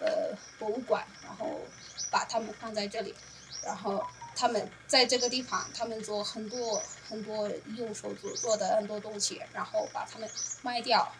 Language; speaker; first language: Chinese; non-native, learner; Amharic